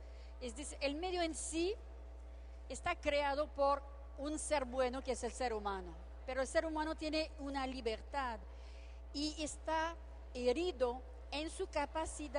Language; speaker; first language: Spanish; non-native, fluent; French